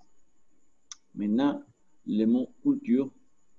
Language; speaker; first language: French; non-native, learner; Spanish